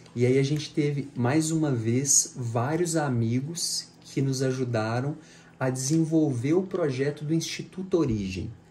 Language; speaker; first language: Portuguese; native; Portuguese